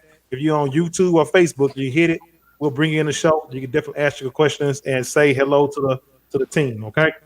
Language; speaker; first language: English; native; English